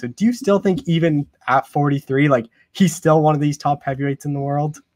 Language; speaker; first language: English; native; English